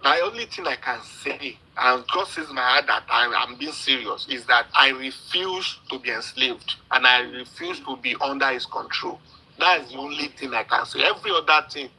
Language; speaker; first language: English; non-native, local second language; Yoruba